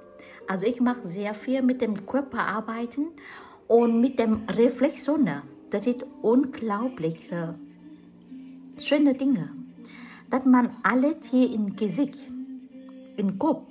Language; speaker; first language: German; non-native, fluent; Vietnamese